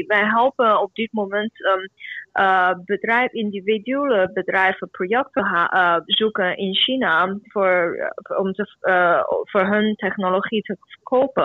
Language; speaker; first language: Dutch; non-native, fluent; Chinese